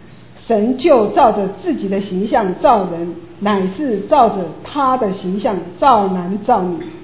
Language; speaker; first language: Chinese; native; Chinese